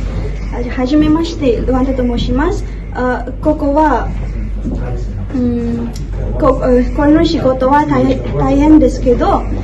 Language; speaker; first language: Japanese; non-native, learner; Garo